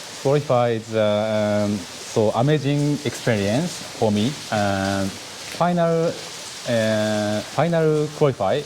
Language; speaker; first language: English; non-native, learner; Japanese